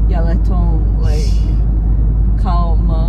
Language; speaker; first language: Portuguese; early bilingual, heritage; Portuguese